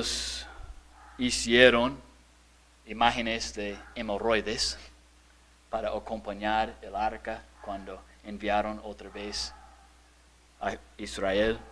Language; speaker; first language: Spanish; non-native, fluent; English